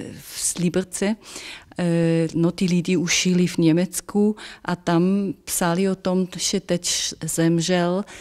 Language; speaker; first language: Czech; non-native, fluent; German